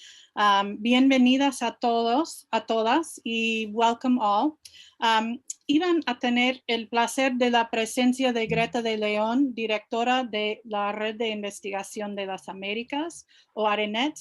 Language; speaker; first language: Spanish; non-native, fluent; English